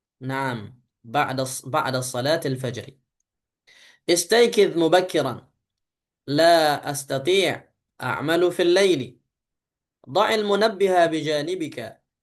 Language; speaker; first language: Arabic; non-native, fluent; Indonesian